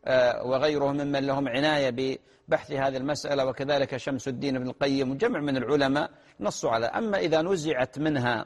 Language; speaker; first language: Arabic; native; Arabic